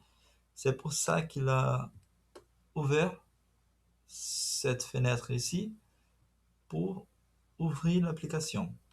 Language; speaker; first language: French; non-native, fluent; Portuguese